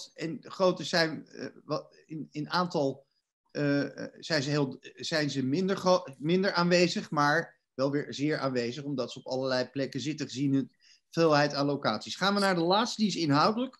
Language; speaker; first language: Dutch; native; Dutch